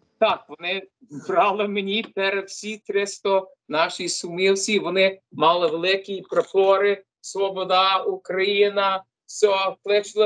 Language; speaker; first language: Ukrainian; early bilingual, heritage; Ukrainian